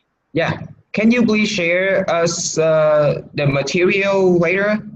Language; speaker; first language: English; non-native, fluent; Vietnamese